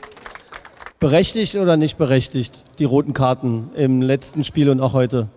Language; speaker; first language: German; native; German